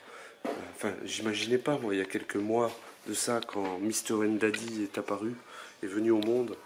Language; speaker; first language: French; native; French